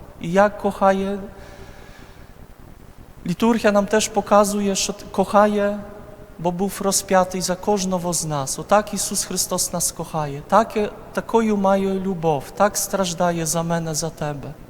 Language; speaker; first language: Ukrainian; non-native, fluent; Polish